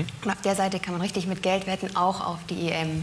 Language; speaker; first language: German; native; German